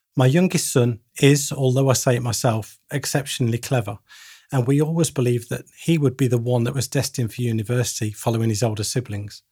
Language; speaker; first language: English; native; English